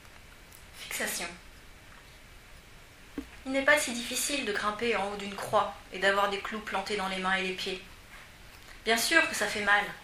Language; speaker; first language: French; native; French